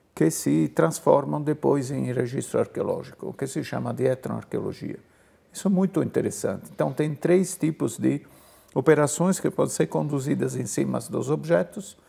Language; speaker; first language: Portuguese; non-native, fluent; Italian